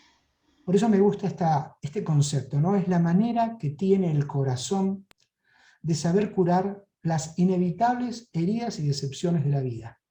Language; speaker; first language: Spanish; native; Spanish